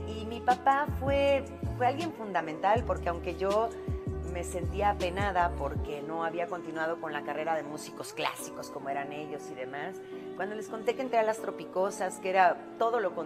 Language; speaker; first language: Spanish; early bilingual, other home language; Romanian